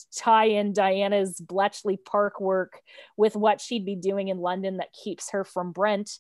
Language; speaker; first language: English; native; English